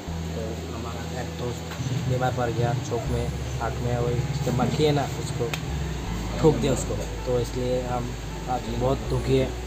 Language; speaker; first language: Hindi; non-native, local second language; Bangla